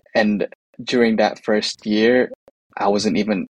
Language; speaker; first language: English; native; English